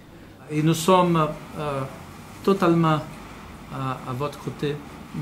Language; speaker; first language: French; non-native, learner; Portuguese